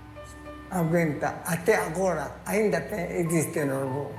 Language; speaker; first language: Portuguese; non-native, learner; Japanese